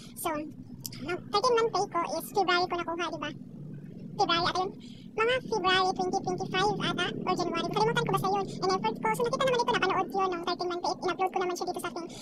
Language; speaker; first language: Filipino; native; Filipino